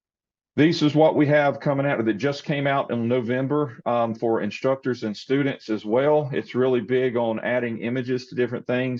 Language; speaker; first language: English; native; English